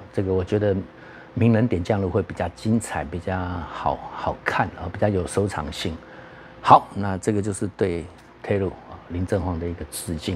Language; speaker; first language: Chinese; native; Chinese